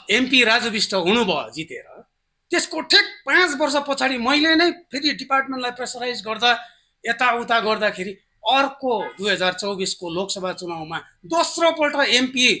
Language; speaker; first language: Nepali; native; Nepali